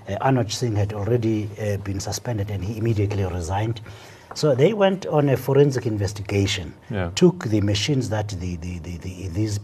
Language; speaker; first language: English; non-native, local second language; Xhosa